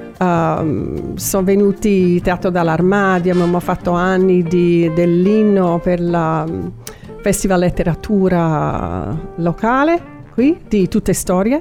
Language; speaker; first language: Italian; non-native, fluent; English